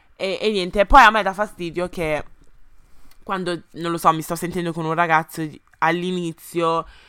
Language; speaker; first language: Italian; early bilingual, other home language; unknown